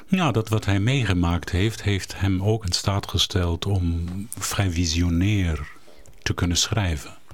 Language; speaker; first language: Dutch; non-native, fluent; German